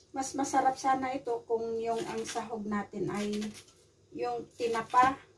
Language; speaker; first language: Filipino; non-native, local second language; Iloko